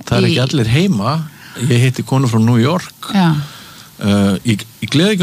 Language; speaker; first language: Icelandic; native; Icelandic